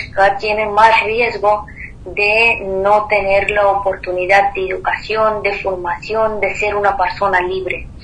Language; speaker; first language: Spanish; non-native, fluent; Persian